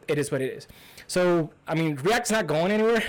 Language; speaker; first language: English; non-native, fluent; Spanish